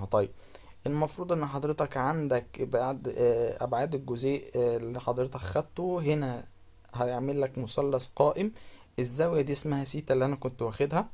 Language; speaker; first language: Arabic; native; Arabic